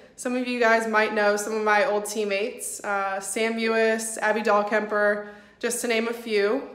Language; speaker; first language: English; native; English